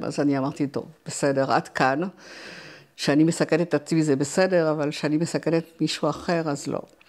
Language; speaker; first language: Hebrew; non-native, fluent; French